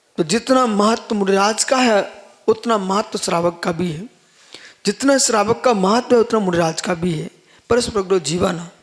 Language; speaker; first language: Hindi; native; Hindi